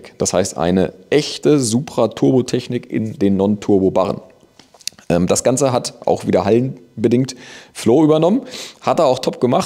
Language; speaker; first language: German; native; German